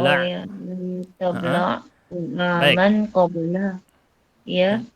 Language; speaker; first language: Arabic; non-native, learner; Indonesian